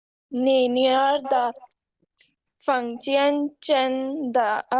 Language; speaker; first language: Chinese; non-native, learner; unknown